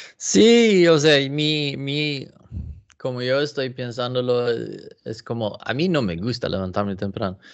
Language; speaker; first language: Spanish; non-native, learner; Swedish